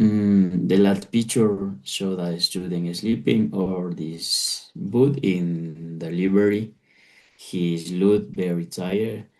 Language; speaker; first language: English; non-native, learner; Spanish